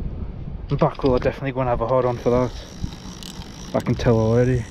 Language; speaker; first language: English; native; English